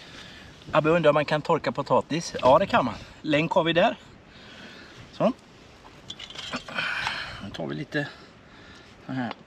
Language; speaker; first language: Swedish; native; Swedish